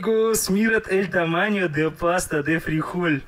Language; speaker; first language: Spanish; non-native, fluent; Russian